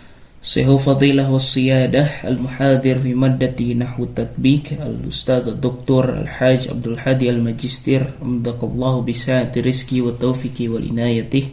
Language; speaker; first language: Arabic; non-native, learner; Indonesian